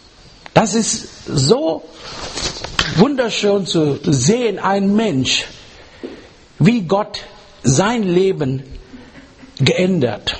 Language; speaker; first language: German; non-native, learner; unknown